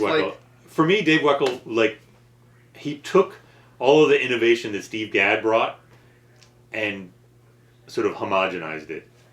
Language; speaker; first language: English; native; English